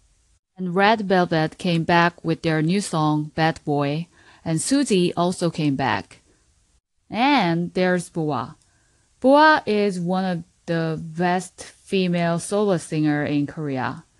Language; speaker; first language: English; non-native, fluent; Korean